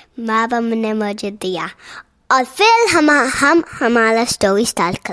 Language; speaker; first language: Hindi; early bilingual, heritage; Hindi